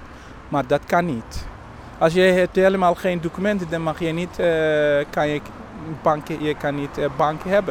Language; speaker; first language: Dutch; non-native, learner; Somali